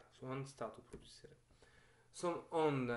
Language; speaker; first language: Norwegian; non-native, learner; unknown